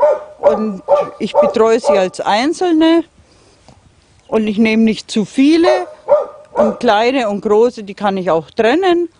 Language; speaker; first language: German; non-native, fluent; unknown